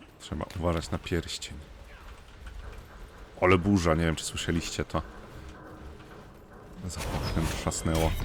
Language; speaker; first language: Polish; native; Polish